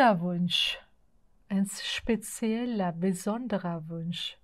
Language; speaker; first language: German; non-native, fluent; Uzbek